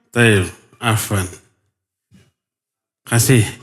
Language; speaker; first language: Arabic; non-native, fluent; Indonesian